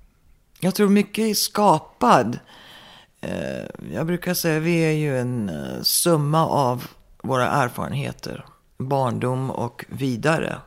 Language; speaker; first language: Swedish; early bilingual, heritage; Swedish